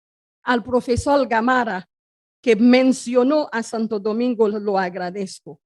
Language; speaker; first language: Spanish; non-native, fluent; Haitian Creole